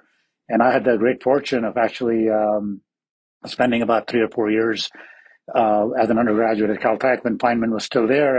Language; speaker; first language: English; non-native, local second language; Hindi